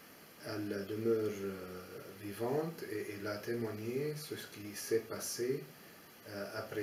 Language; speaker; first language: French; non-native, fluent; Aramaic